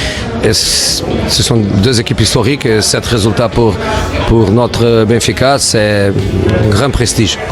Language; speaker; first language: French; non-native, fluent; Portuguese